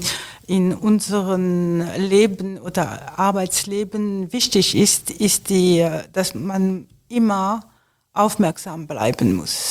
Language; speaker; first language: German; non-native, fluent; French